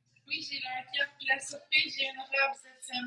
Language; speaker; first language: French; native; French